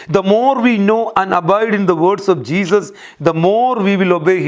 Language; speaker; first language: English; non-native, local second language; Malayalam